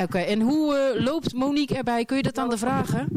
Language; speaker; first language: Dutch; native; Dutch